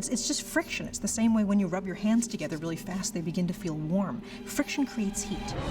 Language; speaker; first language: English; native; English